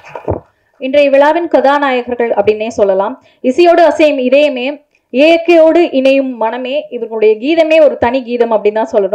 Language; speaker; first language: Tamil; native; Tamil